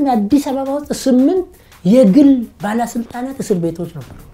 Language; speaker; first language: Amharic; non-native, local second language; Oromo